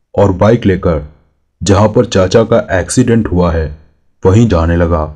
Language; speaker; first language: Hindi; native; Hindi